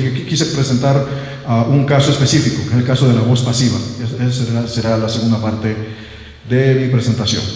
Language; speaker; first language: Spanish; non-native, local second language; English